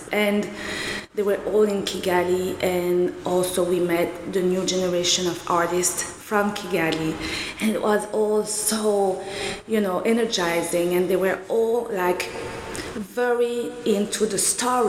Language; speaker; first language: English; non-native, local second language; Kinyarwanda